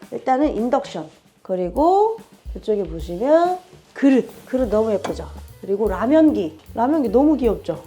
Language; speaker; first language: Korean; native; Korean